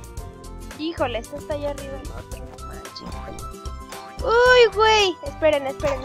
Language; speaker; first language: Spanish; native; Spanish